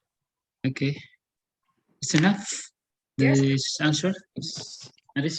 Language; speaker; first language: English; non-native, learner; Indonesian